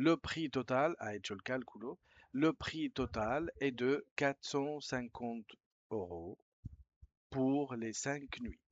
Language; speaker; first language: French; non-native, fluent; Spanish